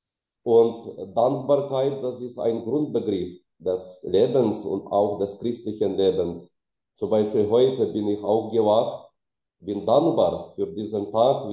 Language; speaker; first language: German; non-native, fluent; Ukrainian